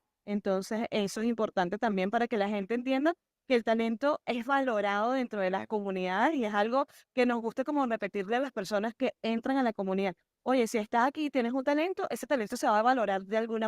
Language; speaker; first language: Spanish; native; Spanish